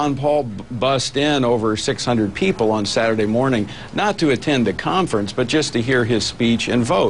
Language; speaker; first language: English; native; English